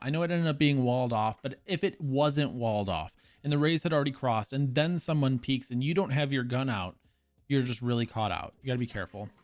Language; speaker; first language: English; native; English